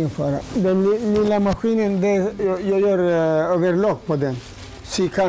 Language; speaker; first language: Swedish; non-native, learner; Turoyo